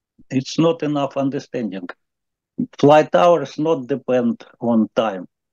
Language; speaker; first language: English; non-native, learner; Ukrainian